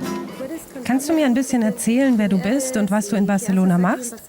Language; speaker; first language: German; native; German